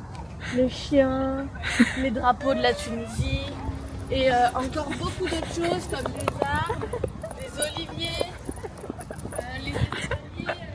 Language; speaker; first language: French; native; French